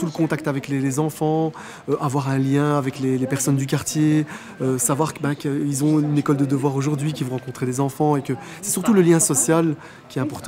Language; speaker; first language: French; native; French